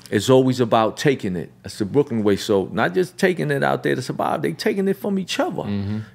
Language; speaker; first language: English; native; English